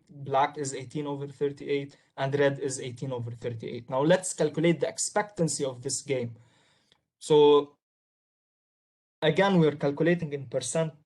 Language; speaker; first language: English; non-native, local second language; Arabic